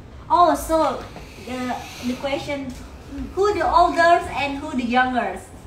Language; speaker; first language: English; non-native, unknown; Indonesian